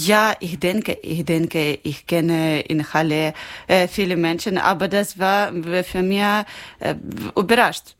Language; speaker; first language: German; non-native, learner; Ukrainian